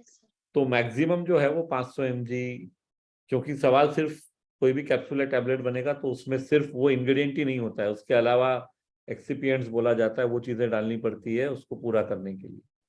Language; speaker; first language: Hindi; native; Hindi